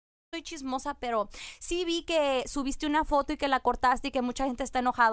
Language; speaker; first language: Spanish; early bilingual, other home language; English